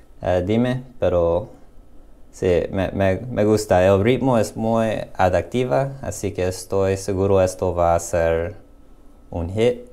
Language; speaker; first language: Spanish; non-native, learner; English